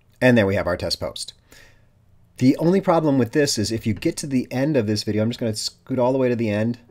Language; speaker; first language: English; native; English